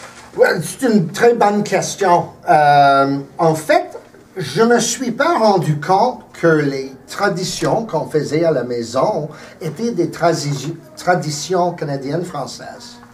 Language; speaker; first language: French; early bilingual, heritage; English